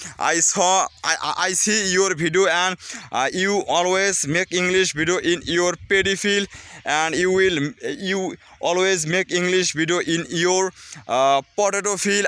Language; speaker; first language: English; non-native, learner; Bangla